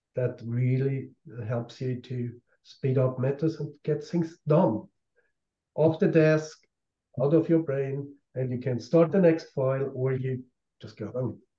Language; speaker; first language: English; non-native, fluent; German